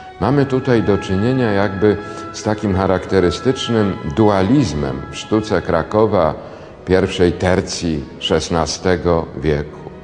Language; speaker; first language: Polish; native; Polish